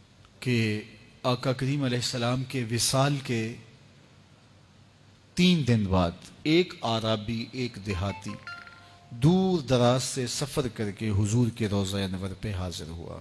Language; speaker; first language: Urdu; native; Urdu